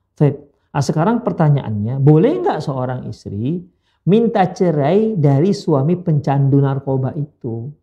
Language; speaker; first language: Indonesian; native; Indonesian